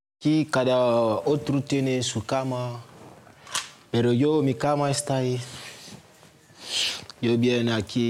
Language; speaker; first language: Spanish; non-native, learner; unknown